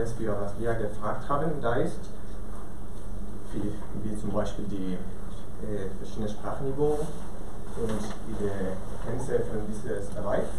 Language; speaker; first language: German; non-native, learner; Spanish